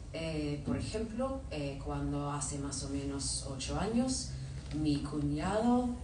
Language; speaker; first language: Spanish; non-native, fluent; English